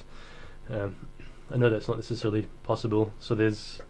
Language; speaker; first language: English; native; English